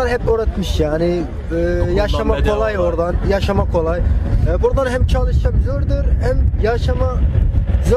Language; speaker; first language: Turkish; non-native, learner; Arabic